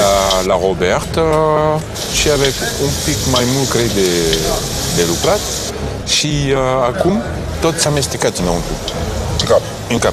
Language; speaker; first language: Romanian; non-native, learner; French